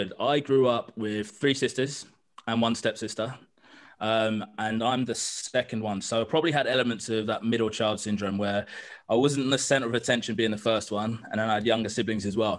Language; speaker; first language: English; native; English